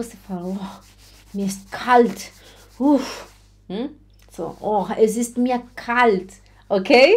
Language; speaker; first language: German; non-native, fluent; Portuguese